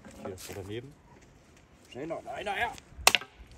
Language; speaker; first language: German; native; German